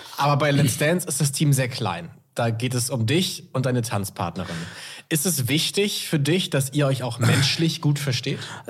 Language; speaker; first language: German; native; German